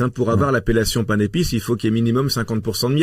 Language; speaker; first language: French; native; French